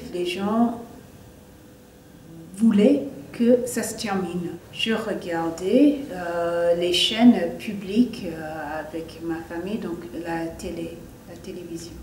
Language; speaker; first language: French; non-native, fluent; English